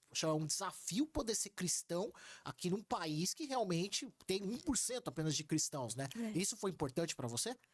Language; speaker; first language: Portuguese; native; Portuguese